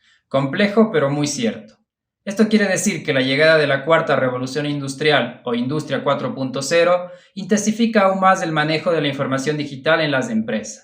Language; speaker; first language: Spanish; native; Spanish